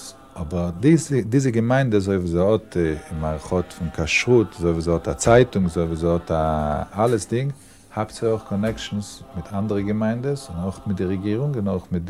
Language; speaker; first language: German; non-native, learner; Yiddish